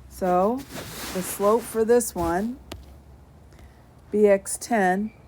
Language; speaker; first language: English; native; English